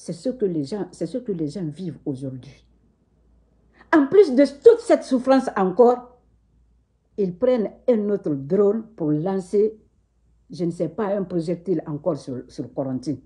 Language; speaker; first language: French; non-native, local second language; Susu